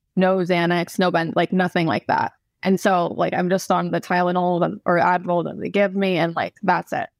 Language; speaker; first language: English; native; English